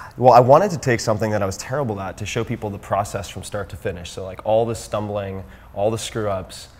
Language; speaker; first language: English; native; English